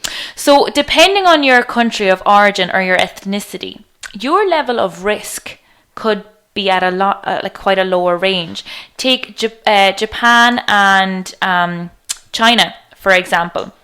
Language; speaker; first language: English; native; English